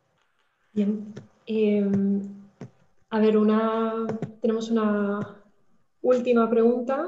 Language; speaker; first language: Spanish; native; Spanish